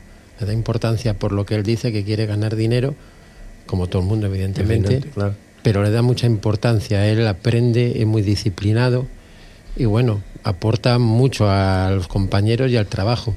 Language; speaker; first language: Spanish; native; Spanish